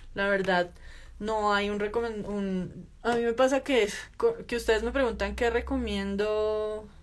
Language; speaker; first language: Spanish; native; Spanish